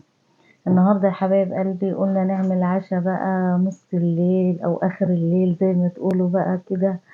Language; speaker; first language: Arabic; native; Arabic